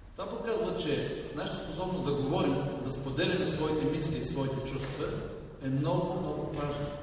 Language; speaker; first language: Bulgarian; native; Bulgarian